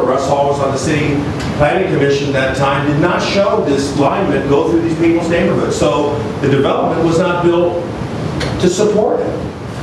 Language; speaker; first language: English; native; English